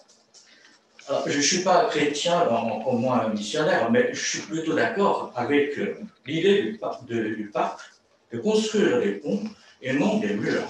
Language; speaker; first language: French; non-native, fluent; Chinese